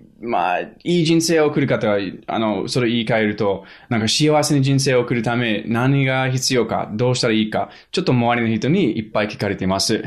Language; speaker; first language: Japanese; non-native, fluent; English